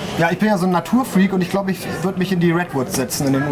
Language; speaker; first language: German; native; German